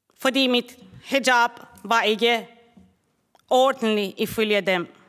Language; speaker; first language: Danish; non-native, fluent; Persian